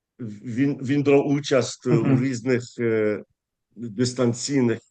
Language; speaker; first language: Ukrainian; early bilingual, heritage; Ukrainian